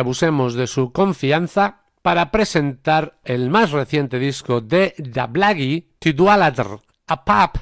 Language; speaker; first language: Spanish; native; Spanish